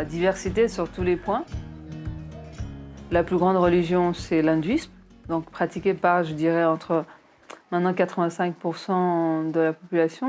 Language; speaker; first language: French; non-native, fluent; Nepali